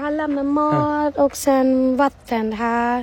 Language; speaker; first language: Swedish; non-native, learner; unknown